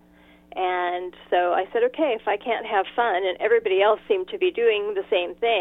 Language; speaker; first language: English; native; English